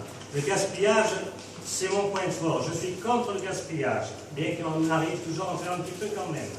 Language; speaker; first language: French; native; French